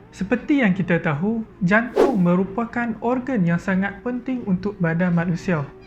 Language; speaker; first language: Malay; native; Malay